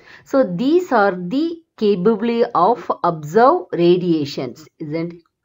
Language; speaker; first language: English; non-native, local second language; Tamil